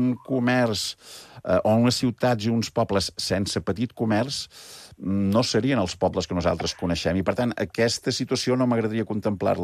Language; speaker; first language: Catalan; native; Catalan